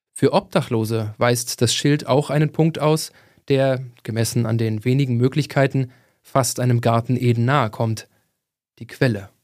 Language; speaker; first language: German; native; German